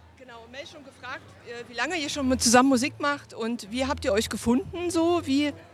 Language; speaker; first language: German; native; German